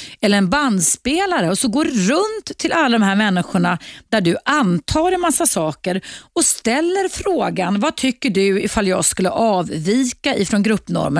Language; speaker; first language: Swedish; native; Swedish